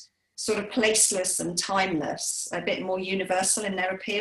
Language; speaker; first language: English; native; English